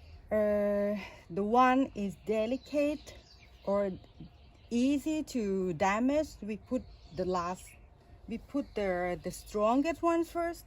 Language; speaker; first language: English; non-native, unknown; Thai